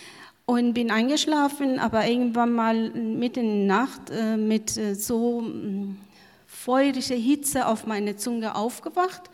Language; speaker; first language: German; non-native, fluent; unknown